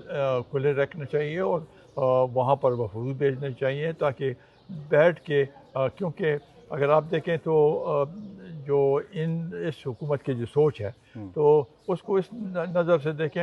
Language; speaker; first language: Urdu; non-native, local second language; Pashto